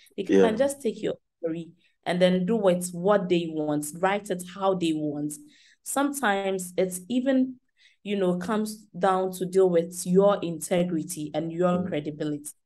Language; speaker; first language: English; non-native, local second language; Akan